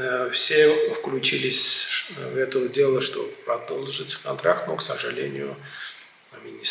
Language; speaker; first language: Russian; non-native, fluent; Georgian